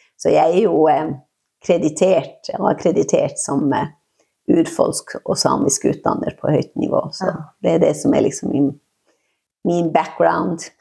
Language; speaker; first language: Norwegian; non-native, local second language; Northern Sami